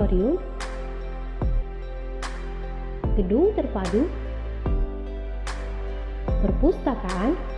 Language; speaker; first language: Indonesian; native; Indonesian